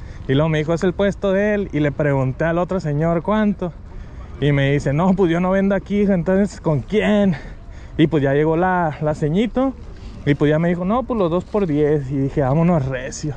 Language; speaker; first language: Spanish; early bilingual, heritage; Spanish